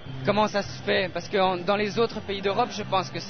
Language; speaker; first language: French; native; French